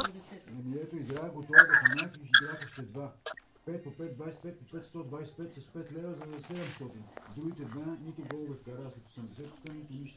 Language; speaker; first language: Bulgarian; native; Bulgarian